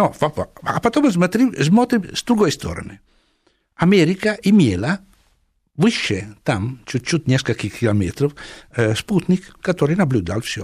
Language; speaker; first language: Russian; non-native, fluent; Italian